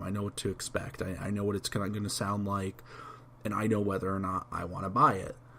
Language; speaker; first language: English; native; English